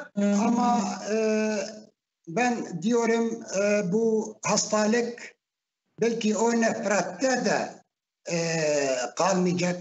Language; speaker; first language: Turkish; non-native, fluent; Arabic